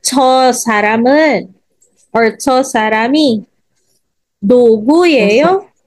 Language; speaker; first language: Korean; non-native, fluent; Filipino